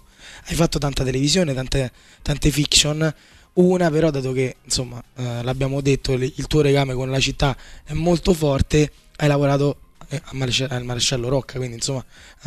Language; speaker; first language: Italian; native; Italian